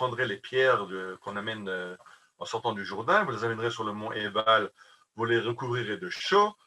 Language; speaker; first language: French; native; French